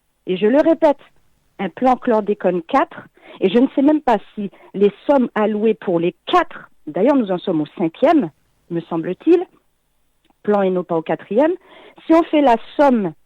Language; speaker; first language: French; native; French